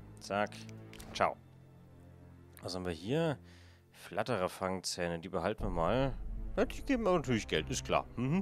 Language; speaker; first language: German; native; German